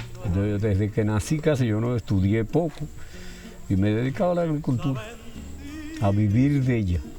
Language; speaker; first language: Spanish; native; Spanish